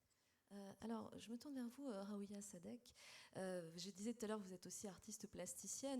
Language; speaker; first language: French; native; French